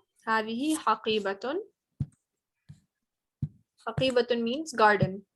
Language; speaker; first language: Arabic; non-native, fluent; English